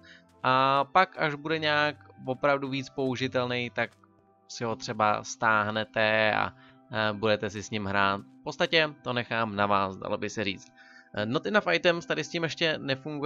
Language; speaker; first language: Czech; native; Czech